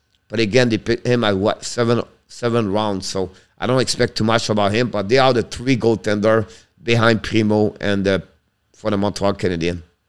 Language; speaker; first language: English; non-native, fluent; French